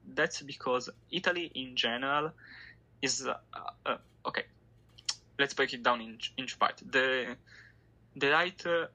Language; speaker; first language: English; non-native, fluent; Italian